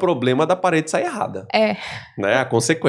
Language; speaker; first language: Portuguese; native; Portuguese